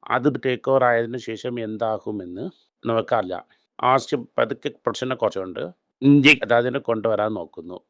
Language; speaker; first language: Malayalam; native; Malayalam